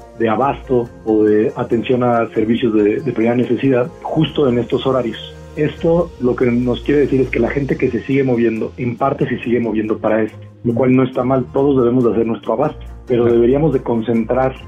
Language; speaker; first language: Spanish; native; Spanish